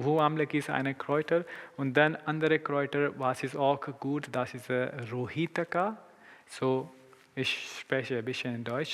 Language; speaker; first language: German; non-native, learner; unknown